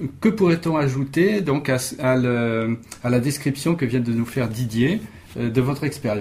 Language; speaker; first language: French; native; French